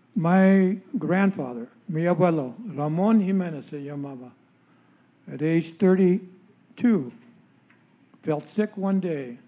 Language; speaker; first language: English; early bilingual, other home language; Spanish